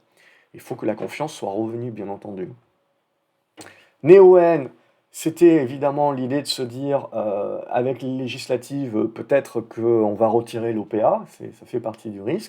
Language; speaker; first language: French; native; French